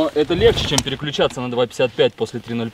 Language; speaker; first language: Russian; native; Russian